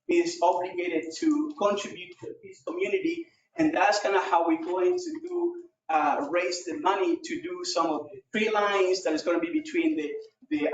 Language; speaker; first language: English; non-native, fluent; Spanish